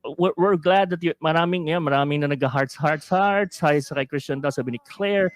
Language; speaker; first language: Filipino; non-native, local second language; Hiligaynon